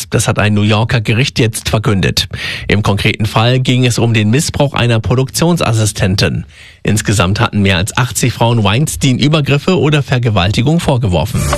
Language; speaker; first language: German; native; German